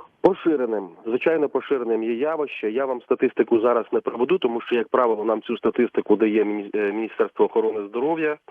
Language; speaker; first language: Ukrainian; native; Ukrainian